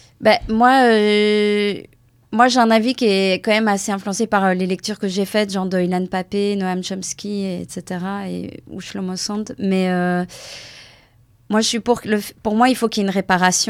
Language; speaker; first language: French; native; French